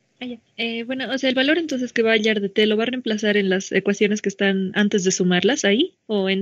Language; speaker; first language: Spanish; native; Spanish